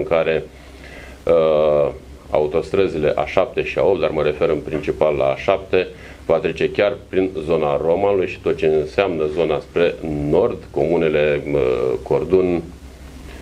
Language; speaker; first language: Romanian; native; Romanian